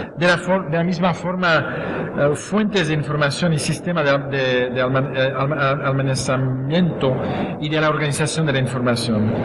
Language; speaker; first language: Spanish; non-native, fluent; French